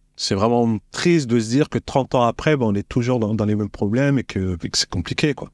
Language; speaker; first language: French; native; French